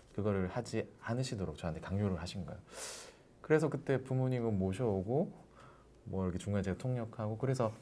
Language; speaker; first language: Korean; native; Korean